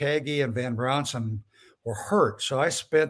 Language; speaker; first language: English; native; English